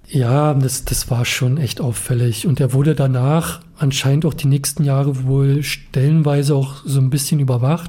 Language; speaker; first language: German; native; German